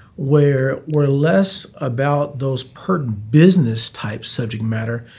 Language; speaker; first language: English; native; English